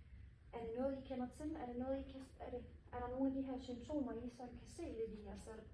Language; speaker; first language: Danish; native; Danish